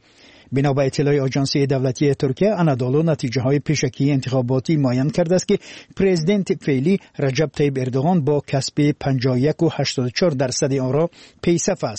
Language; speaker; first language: Persian; native; Persian